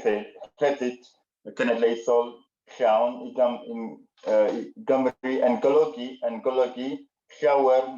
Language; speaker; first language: Welsh; non-native, learner; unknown